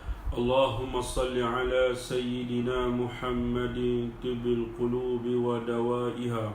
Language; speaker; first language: Arabic; non-native, fluent; Malay